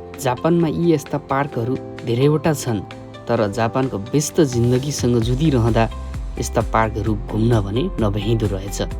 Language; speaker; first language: Nepali; native; Nepali